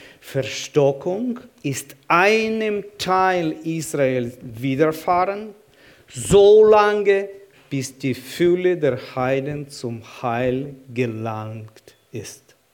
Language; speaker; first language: German; non-native, fluent; Russian